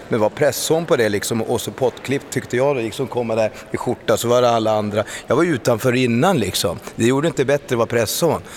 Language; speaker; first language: Swedish; early bilingual, other home language; Spanish